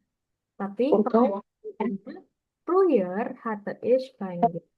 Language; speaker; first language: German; non-native, fluent; Indonesian